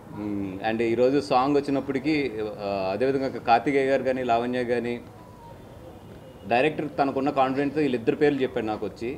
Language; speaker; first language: Telugu; native; Telugu